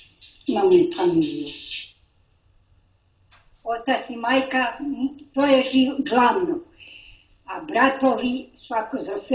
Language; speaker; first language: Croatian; non-native, local second language; Romany